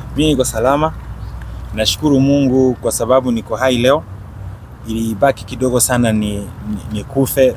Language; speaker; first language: Swahili; native; Swahili